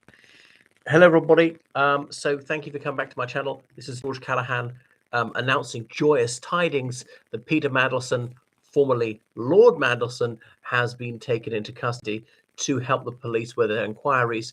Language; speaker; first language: English; native; English